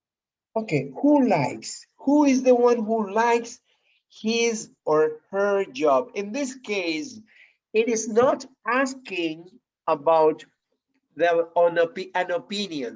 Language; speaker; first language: English; non-native, fluent; Spanish